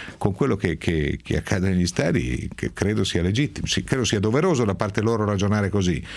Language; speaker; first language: Italian; native; Italian